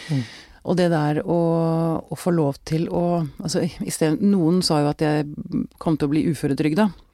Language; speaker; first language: Norwegian; native; Norwegian